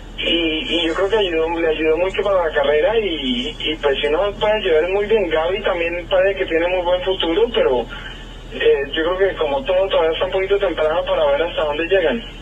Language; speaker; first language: Spanish; native; Spanish